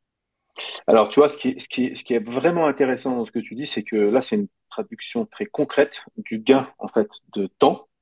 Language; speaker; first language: French; native; French